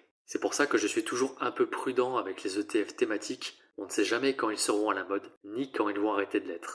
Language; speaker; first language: French; native; French